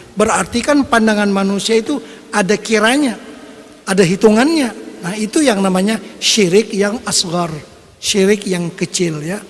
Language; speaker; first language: Indonesian; non-native, local second language; Banjar